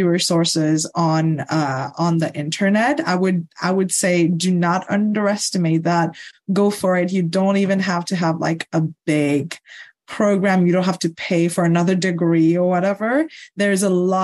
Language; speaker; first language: English; non-native, fluent; Morisyen